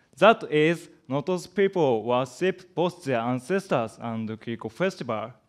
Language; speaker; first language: English; non-native, learner; Japanese